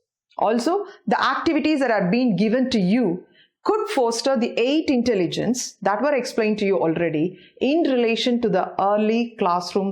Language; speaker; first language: English; non-native, local second language; Tamil